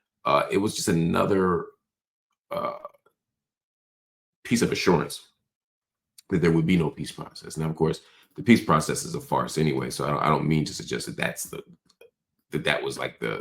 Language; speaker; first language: English; native; English